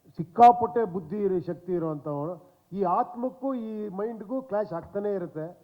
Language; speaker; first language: Kannada; native; Kannada